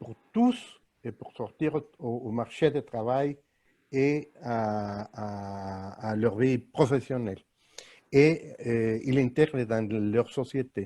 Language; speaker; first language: French; non-native, fluent; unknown